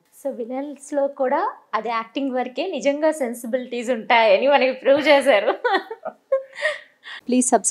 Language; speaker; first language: Telugu; native; Telugu